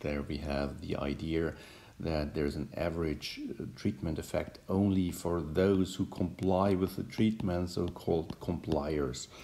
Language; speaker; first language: English; non-native, fluent; German